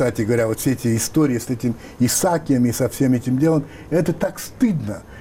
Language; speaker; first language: Russian; non-native, fluent; French